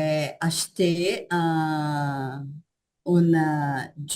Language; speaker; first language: French; non-native, learner; Portuguese